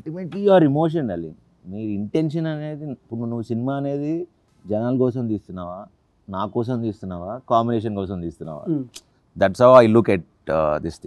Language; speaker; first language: Telugu; native; Telugu